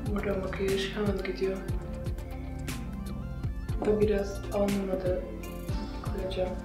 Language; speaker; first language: Turkish; non-native, fluent; Russian